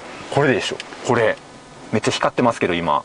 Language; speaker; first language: Japanese; native; Japanese